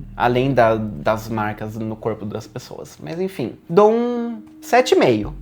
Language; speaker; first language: Portuguese; native; Portuguese